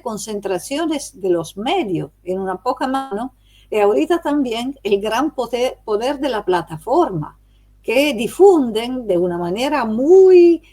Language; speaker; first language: Spanish; non-native, fluent; Italian